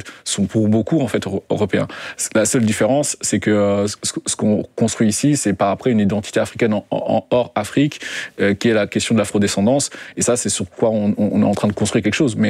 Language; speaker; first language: French; non-native, fluent; Kinyarwanda